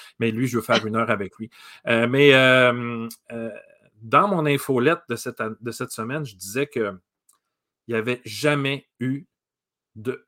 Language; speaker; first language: French; native; French